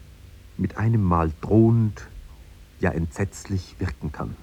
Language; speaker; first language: German; native; German